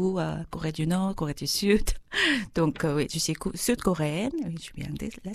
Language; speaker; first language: French; non-native, fluent; Korean